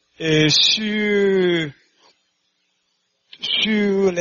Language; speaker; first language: French; non-native, local second language; Haitian Creole